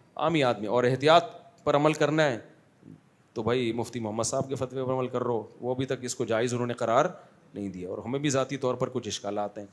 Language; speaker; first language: Urdu; native; Urdu